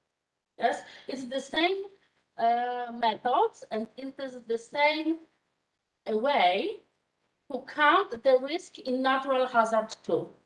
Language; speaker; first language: English; non-native, fluent; Polish